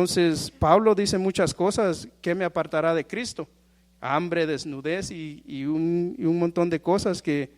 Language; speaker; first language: Spanish; native; Spanish